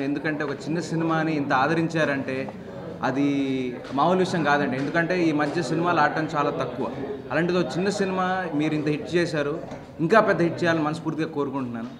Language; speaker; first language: Telugu; native; Telugu